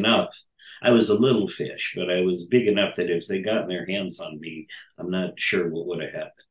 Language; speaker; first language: English; native; English